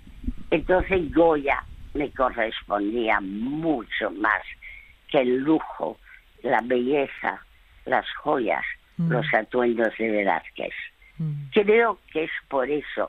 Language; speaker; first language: Spanish; early bilingual, other home language; French